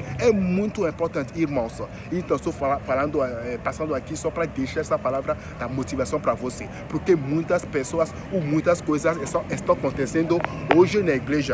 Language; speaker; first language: Portuguese; non-native, fluent; French